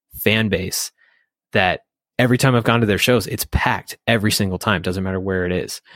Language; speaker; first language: English; native; English